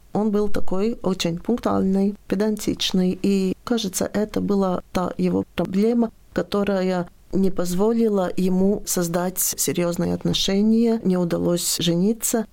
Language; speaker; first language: Russian; non-native, local second language; Latvian